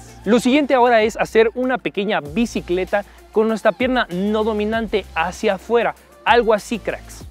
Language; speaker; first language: Spanish; native; Spanish